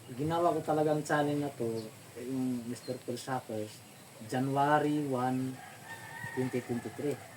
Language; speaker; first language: Filipino; non-native, local second language; Cebuano